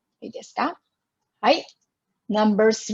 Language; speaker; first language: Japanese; non-native, fluent; Chinese